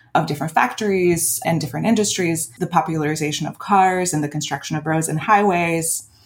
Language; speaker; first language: English; early bilingual, other home language; Lithuanian